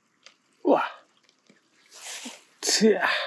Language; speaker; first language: Japanese; native; Japanese